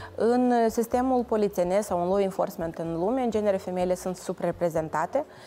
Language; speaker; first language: Romanian; native; Romanian